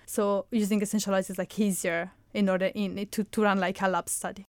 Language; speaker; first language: English; non-native, fluent; Italian